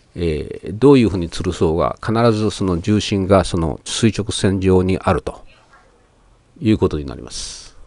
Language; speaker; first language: Japanese; native; Japanese